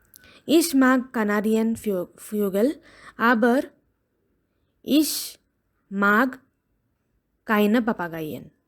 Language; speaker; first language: German; non-native, fluent; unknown